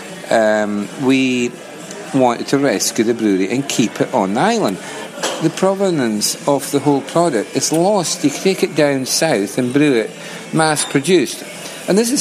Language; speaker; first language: English; native; English